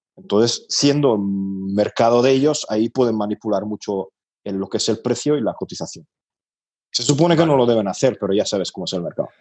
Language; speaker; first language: Spanish; non-native, fluent; Hungarian